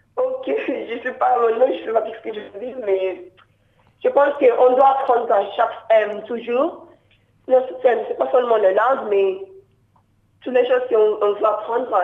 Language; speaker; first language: French; non-native, fluent; Yoruba